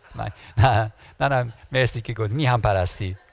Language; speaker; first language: Persian; early bilingual, heritage; Persian